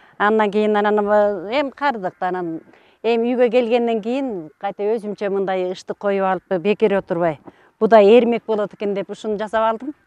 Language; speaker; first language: Kyrgyz; native; Kyrgyz